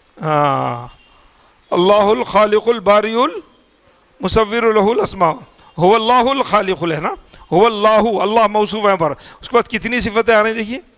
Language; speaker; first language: Urdu; native; Urdu